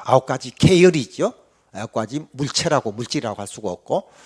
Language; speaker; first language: Korean; native; Korean